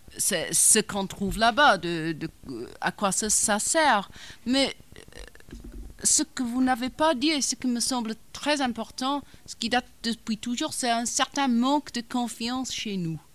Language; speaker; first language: French; non-native, fluent; English